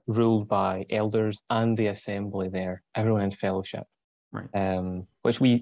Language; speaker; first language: English; native; English